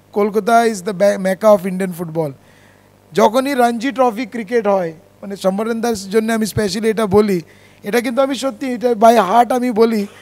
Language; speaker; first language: Bangla; non-native, fluent; Konkani